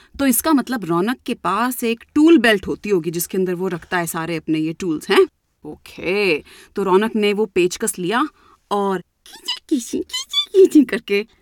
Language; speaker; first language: Hindi; native; Hindi